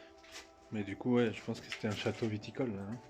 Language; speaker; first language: French; native; French